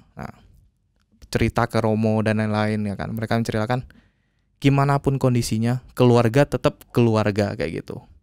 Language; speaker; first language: Indonesian; native; Indonesian